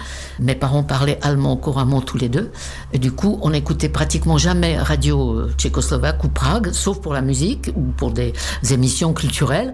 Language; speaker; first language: French; non-native, fluent; Czech